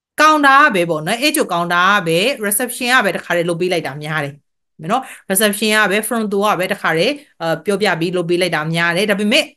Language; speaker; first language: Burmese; native; Burmese